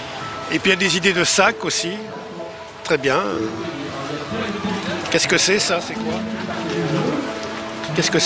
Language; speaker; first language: French; native; French